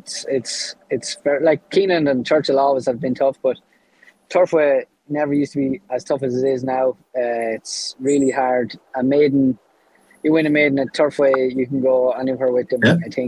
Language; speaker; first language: English; native; English